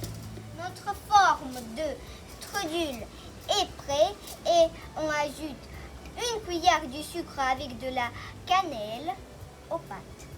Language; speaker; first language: French; early bilingual, heritage; French